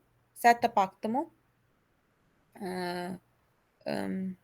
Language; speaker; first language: French; non-native, learner; Hindi